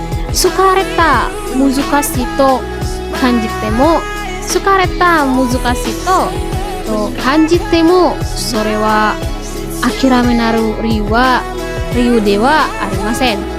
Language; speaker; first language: Japanese; non-native, learner; Indonesian